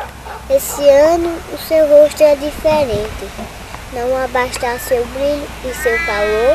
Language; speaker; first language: Portuguese; native; Portuguese